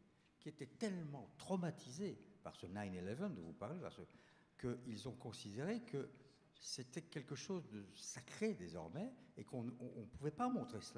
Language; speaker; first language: French; native; French